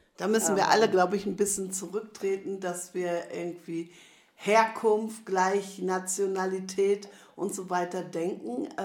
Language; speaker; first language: German; native; German